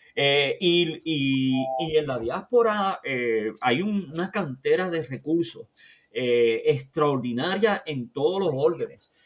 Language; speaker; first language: Spanish; native; Spanish